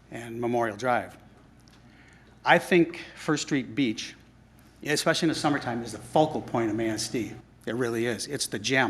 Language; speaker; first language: English; native; English